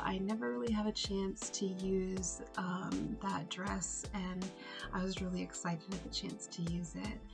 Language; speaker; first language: English; native; English